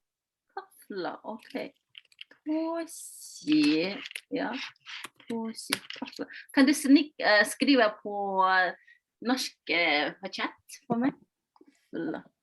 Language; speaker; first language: Norwegian; non-native, fluent; Chinese